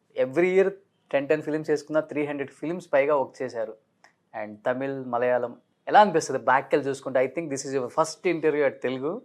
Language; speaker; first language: Telugu; native; Telugu